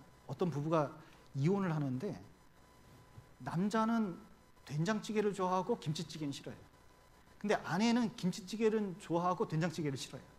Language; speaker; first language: Korean; native; Korean